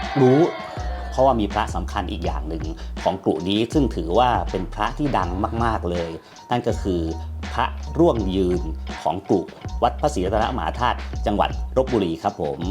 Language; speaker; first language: Thai; native; Thai